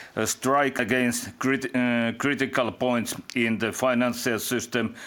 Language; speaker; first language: English; non-native, fluent; Finnish